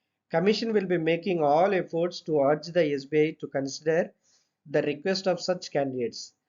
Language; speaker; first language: English; non-native, local second language; Telugu